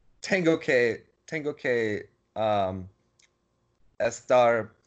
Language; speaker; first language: Spanish; non-native, learner; English